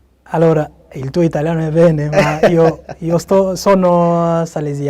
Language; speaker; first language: Italian; non-native, learner; French